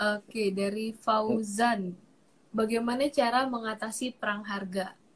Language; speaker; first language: Indonesian; native; Indonesian